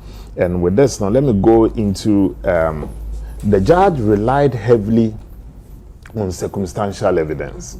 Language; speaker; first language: English; non-native, local second language; Akan